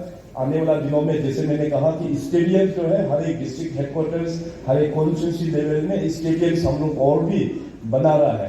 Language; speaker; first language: Hindi; non-native, local second language; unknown